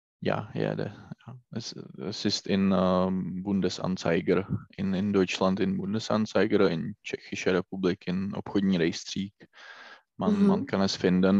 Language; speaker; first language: German; non-native, learner; Czech